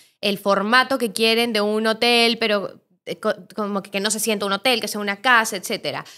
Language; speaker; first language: Spanish; native; Spanish